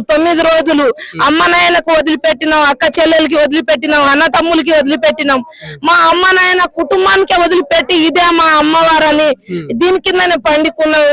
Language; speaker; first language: Telugu; non-native, local second language; Lambadi